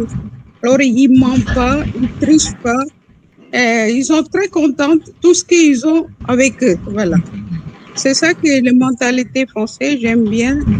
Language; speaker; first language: French; non-native, local second language; Tamil